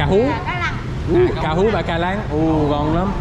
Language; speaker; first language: Vietnamese; non-native, learner; English